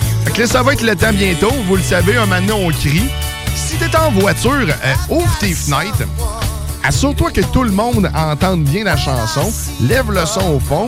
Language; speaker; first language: French; native; French